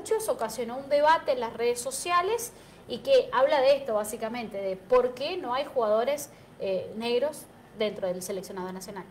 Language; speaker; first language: Spanish; native; Spanish